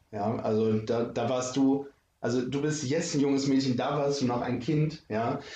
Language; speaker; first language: German; native; German